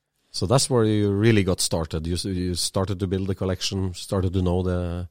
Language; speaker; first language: English; non-native, fluent; Norwegian